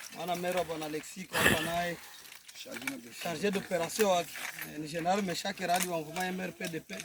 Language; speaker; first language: Swahili; native; Swahili